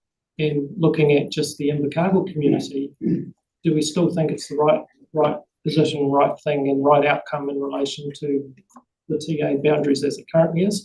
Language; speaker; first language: English; native; English